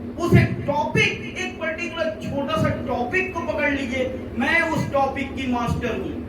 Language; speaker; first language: Hindi; native; Hindi